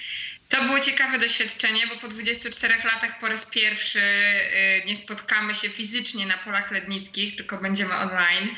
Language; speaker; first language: Polish; native; Polish